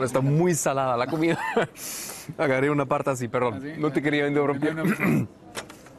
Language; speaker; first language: Spanish; non-native, fluent; German